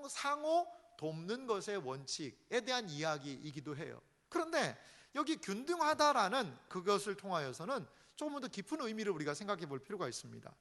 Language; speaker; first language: Korean; native; Korean